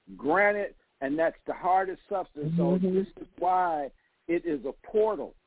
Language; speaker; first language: English; native; English